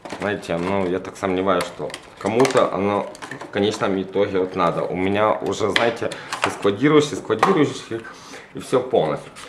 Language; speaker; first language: Russian; native; Russian